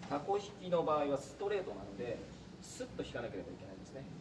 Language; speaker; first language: Japanese; native; Japanese